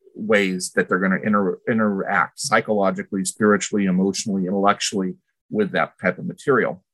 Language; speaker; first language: English; early bilingual, other home language; Spanish